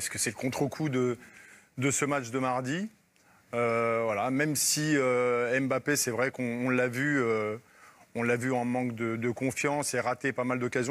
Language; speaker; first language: French; native; French